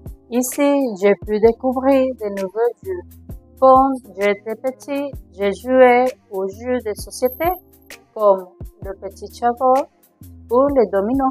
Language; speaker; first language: French; non-native, learner; Spanish